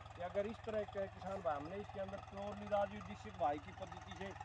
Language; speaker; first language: Hindi; native; Hindi